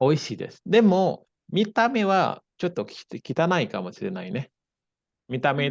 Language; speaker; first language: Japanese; non-native, fluent; Indonesian